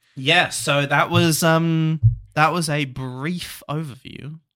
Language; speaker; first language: English; native; English